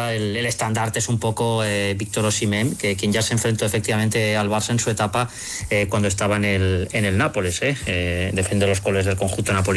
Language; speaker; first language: Spanish; native; Spanish